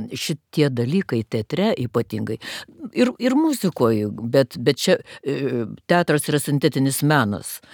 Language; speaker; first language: Lithuanian; native; Lithuanian